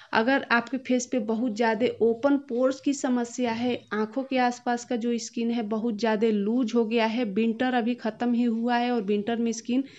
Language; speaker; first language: Hindi; native; Hindi